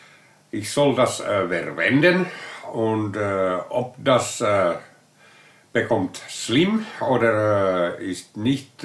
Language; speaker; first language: German; non-native, learner; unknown